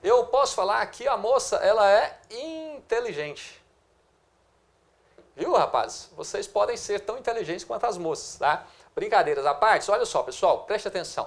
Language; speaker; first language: Portuguese; native; Portuguese